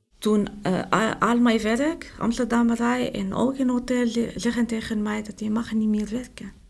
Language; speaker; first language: Dutch; non-native, learner; Arabic